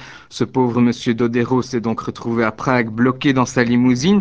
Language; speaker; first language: French; native; French